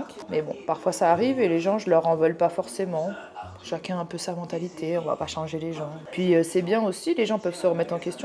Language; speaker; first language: French; native; French